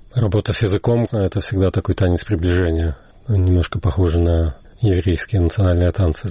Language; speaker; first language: Russian; native; Russian